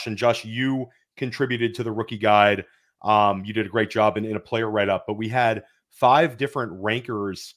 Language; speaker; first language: English; native; English